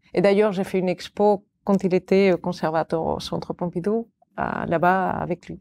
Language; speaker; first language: French; non-native, fluent; Catalan